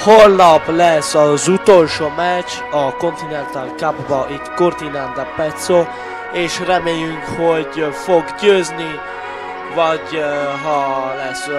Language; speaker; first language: Hungarian; early bilingual, heritage; Hungarian